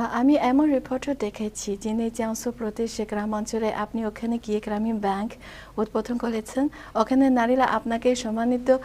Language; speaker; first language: Bangla; non-native, fluent; Chinese